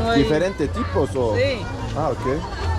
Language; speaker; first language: Spanish; non-native, learner; Turkish